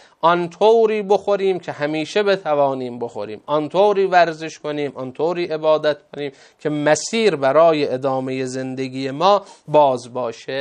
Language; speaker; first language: Persian; native; Persian